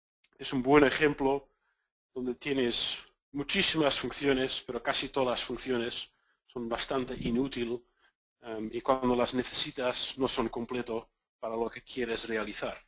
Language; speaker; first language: Spanish; non-native, fluent; Dutch